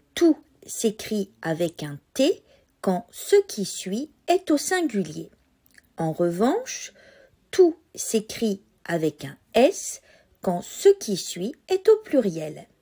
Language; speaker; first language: French; native; French